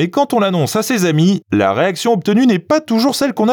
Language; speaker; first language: French; native; French